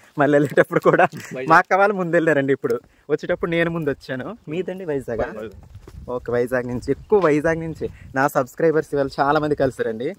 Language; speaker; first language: Telugu; native; Telugu